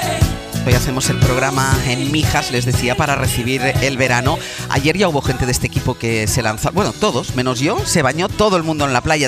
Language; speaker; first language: Spanish; native; Spanish